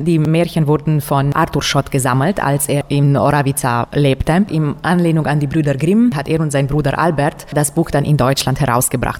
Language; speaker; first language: German; non-native, local second language; Romanian